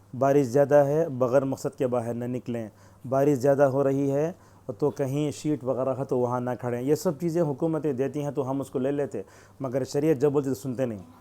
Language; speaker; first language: Urdu; native; Urdu